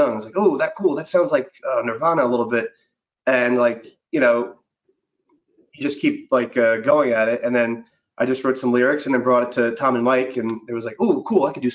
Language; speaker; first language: English; native; English